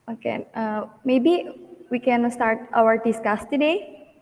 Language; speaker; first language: English; non-native, learner; Indonesian